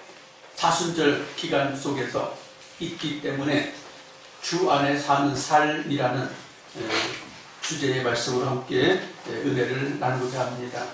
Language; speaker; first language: Korean; native; Korean